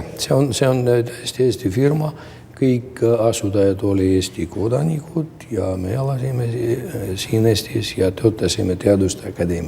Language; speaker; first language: Estonian; non-native, local second language; Russian